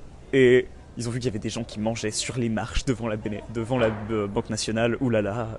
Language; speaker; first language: French; native; French